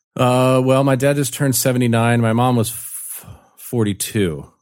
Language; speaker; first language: English; native; English